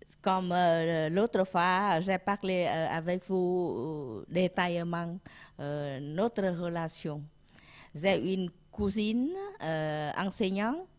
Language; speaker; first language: French; non-native, learner; Vietnamese